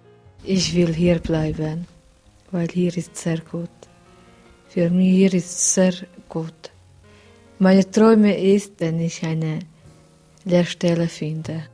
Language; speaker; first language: German; non-native, learner; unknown